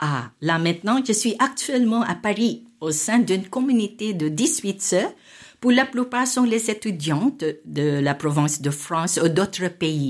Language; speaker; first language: French; non-native, fluent; Filipino